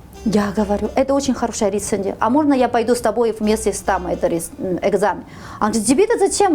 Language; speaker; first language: Russian; non-native, fluent; Chinese